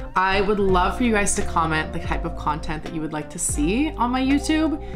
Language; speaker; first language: English; native; English